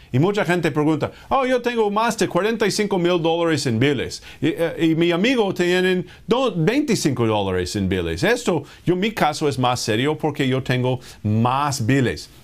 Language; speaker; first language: Spanish; non-native, fluent; English